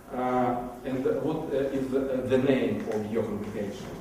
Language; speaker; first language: English; non-native, learner; Ukrainian